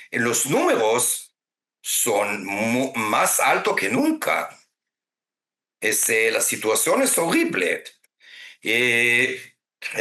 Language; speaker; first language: Spanish; non-native, fluent; Hebrew